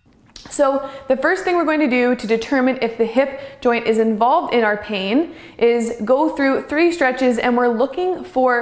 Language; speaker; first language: English; native; English